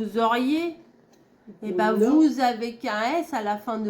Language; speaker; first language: French; native; French